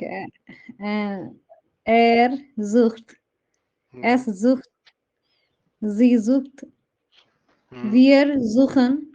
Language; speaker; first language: German; non-native, learner; Hindi